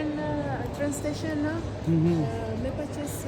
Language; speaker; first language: Hindi; non-native, learner; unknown